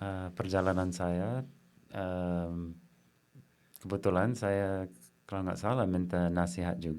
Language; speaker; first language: Indonesian; non-native, fluent; English